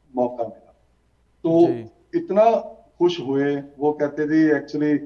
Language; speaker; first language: Hindi; native; Hindi